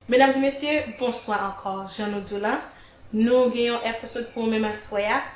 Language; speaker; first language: French; non-native, learner; English